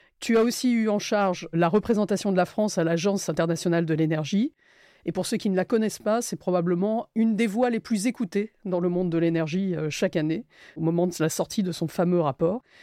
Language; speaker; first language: French; native; French